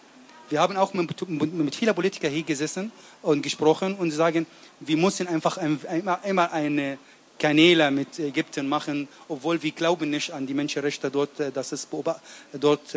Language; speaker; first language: German; non-native, learner; Arabic